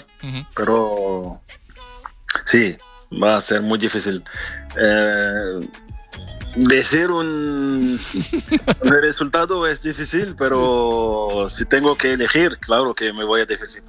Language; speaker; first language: Spanish; non-native, fluent; French